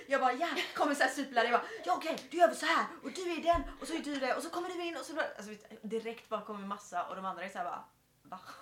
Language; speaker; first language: Swedish; native; Swedish